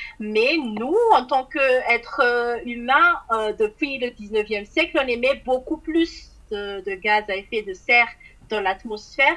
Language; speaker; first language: French; non-native, local second language; Malagasy